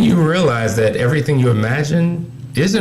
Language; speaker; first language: English; native; English